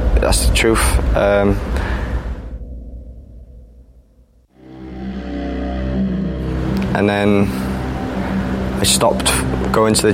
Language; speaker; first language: English; native; English